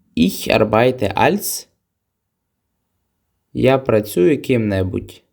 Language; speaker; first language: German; non-native, fluent; Ukrainian